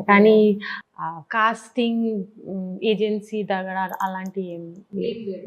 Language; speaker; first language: Telugu; non-native, learner; Bangla